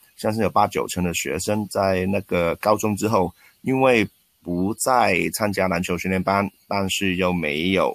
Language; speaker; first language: Chinese; non-native, local second language; Cantonese